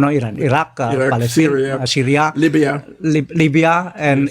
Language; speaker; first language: English; non-native, learner; Indonesian